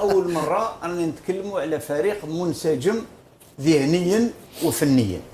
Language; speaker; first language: Arabic; native; Arabic